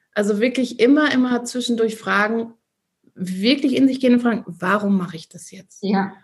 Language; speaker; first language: German; native; German